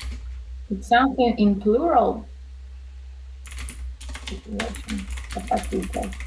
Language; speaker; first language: English; non-native, learner; Russian